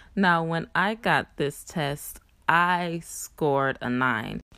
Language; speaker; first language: English; native; English